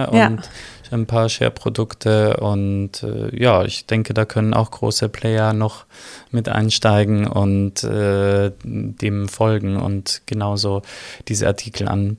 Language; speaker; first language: German; native; German